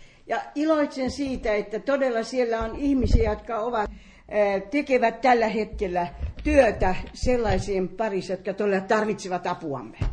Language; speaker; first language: Finnish; native; Finnish